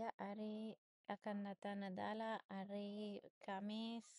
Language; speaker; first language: Indonesian; non-native, learner; English